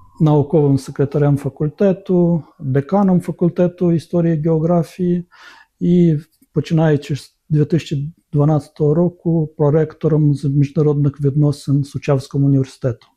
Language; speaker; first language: Ukrainian; non-native, local second language; Romanian